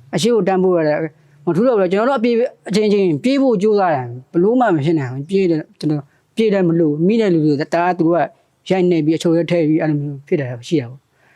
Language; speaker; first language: Burmese; non-native, local second language; Karen languages